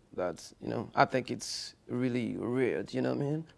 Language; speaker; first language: English; non-native, fluent; Haitian Creole